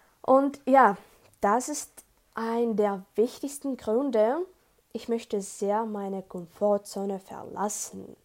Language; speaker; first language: German; non-native, learner; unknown